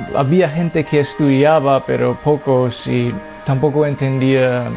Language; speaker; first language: Spanish; non-native, fluent; English